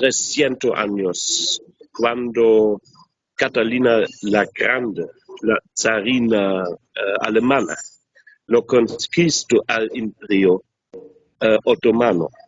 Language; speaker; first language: Spanish; non-native, learner; German